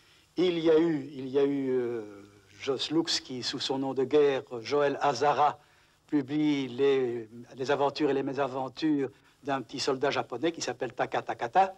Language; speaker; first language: French; native; French